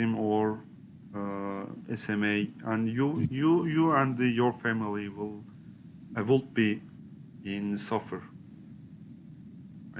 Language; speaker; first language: English; non-native, learner; Turkish